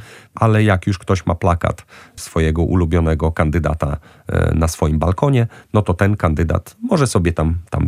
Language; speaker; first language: Polish; native; Polish